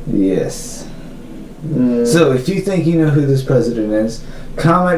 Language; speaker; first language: English; native; English